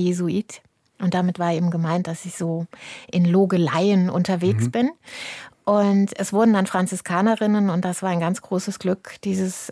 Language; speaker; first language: German; native; German